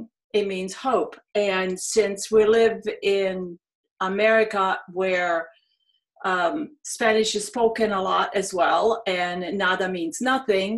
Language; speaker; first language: English; non-native, fluent; Serbian